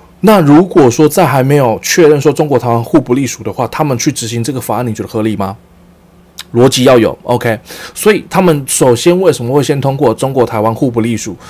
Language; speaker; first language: Chinese; early bilingual, heritage; Chinese